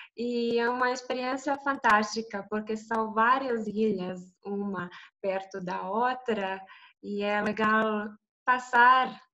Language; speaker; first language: Portuguese; non-native, fluent; Croatian